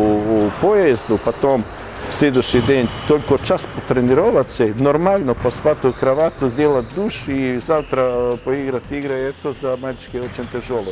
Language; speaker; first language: Russian; non-native, fluent; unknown